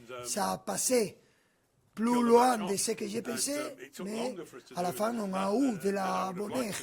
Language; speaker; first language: French; non-native, fluent; Spanish